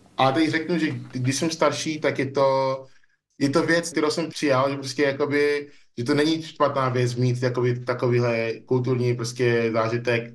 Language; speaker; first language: Czech; early bilingual, other home language; English